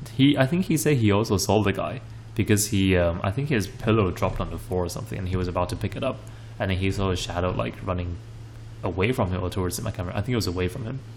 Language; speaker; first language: English; non-native, fluent; Chinese